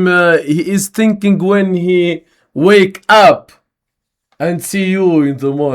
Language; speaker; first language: English; non-native, learner; Arabic